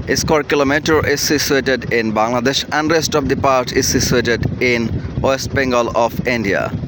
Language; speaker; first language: English; non-native, local second language; Bangla